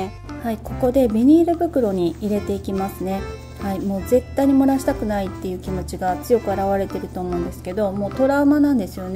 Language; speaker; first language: Japanese; native; Japanese